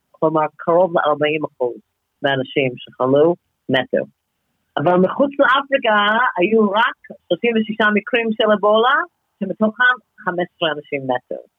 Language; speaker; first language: Hebrew; non-native, fluent; English